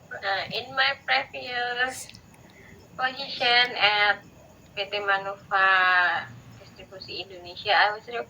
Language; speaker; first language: English; non-native, learner; Indonesian